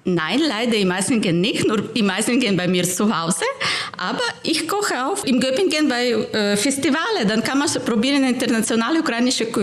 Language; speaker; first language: German; non-native, fluent; Ukrainian